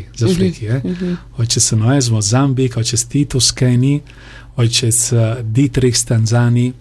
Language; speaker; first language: Polish; non-native, learner; Italian